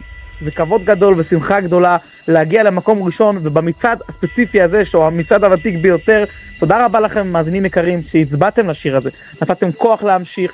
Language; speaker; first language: Hebrew; native; Hebrew